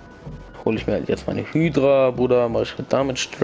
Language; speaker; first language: German; native; German